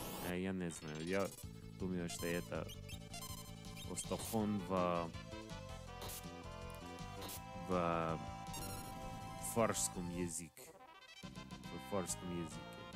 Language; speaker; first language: Russian; non-native, learner; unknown